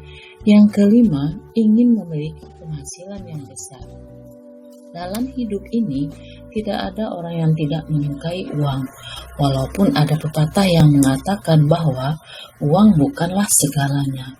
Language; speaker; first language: Indonesian; native; Indonesian